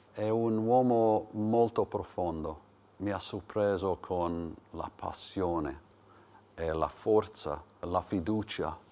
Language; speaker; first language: Italian; non-native, learner; English